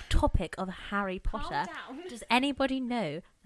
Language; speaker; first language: English; native; English